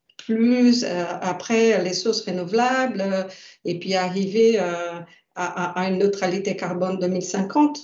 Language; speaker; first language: French; non-native, fluent; Portuguese